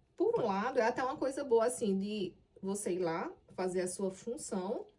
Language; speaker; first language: Portuguese; native; Portuguese